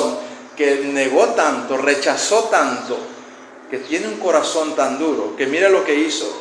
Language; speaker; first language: Spanish; native; Spanish